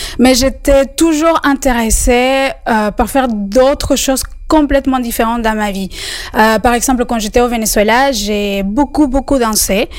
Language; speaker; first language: French; non-native, fluent; Spanish